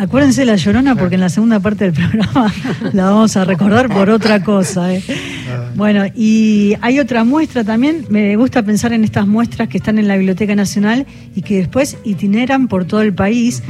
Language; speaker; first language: Spanish; native; Spanish